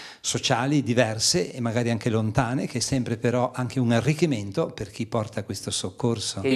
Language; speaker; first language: Italian; native; Italian